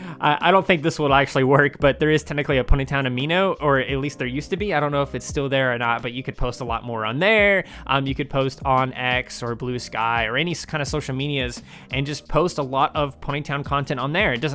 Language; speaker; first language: English; native; English